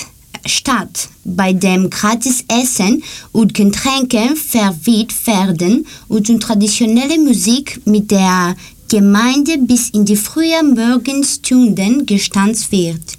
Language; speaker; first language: German; non-native, learner; Greek